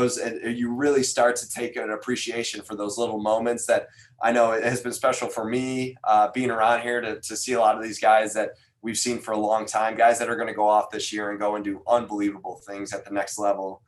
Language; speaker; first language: English; native; English